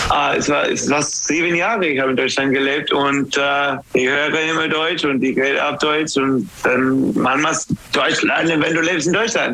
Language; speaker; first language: German; non-native, learner; English